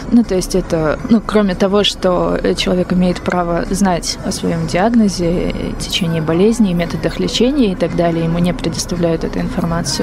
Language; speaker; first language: Russian; native; Russian